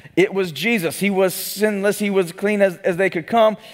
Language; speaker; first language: English; native; English